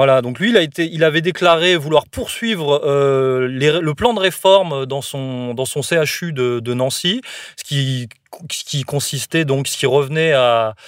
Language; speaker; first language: French; native; French